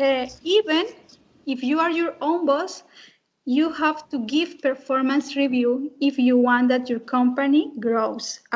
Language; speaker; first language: English; non-native, fluent; Spanish